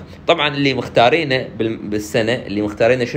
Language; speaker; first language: Arabic; native; Arabic